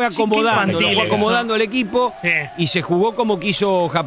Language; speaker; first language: Spanish; native; Spanish